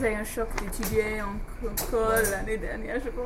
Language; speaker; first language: French; non-native, fluent; English